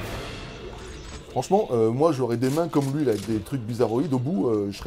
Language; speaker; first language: French; native; French